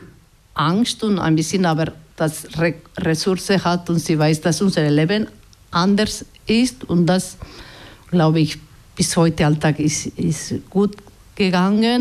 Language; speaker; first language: German; non-native, fluent; Basque